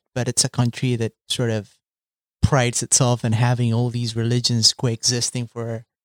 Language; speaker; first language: English; non-native, fluent; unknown